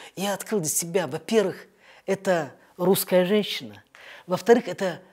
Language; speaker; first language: Russian; native; Russian